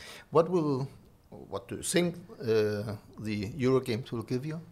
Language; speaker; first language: English; non-native, learner; Danish